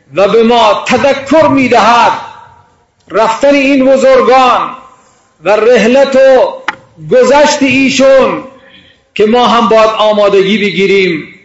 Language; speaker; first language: Persian; non-native, local second language; Baluchi